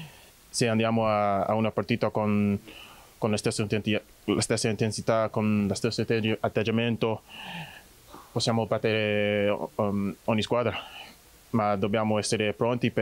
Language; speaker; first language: Italian; non-native, fluent; English